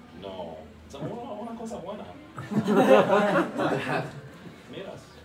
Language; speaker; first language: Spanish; non-native, learner; English